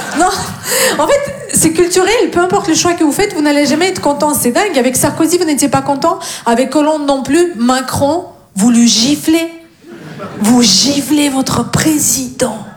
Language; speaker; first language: French; non-native, fluent; Russian